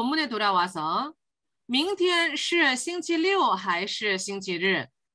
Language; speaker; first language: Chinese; non-native, fluent; Korean